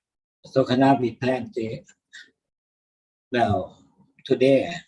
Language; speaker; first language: English; non-native, learner; Thai